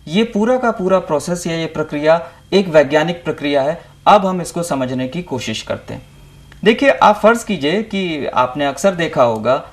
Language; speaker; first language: Hindi; native; Hindi